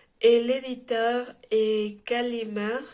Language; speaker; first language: French; non-native, learner; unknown